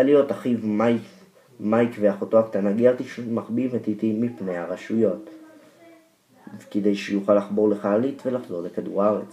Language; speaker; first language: Hebrew; native; Hebrew